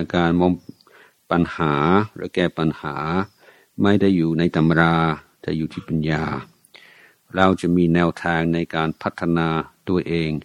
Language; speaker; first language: Thai; non-native, fluent; English